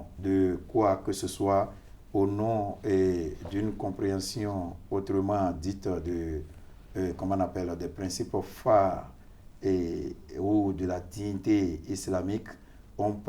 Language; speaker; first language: French; non-native, fluent; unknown